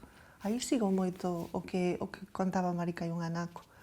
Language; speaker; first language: Galician; native; Galician